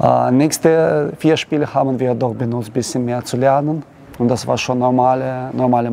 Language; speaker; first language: German; non-native, learner; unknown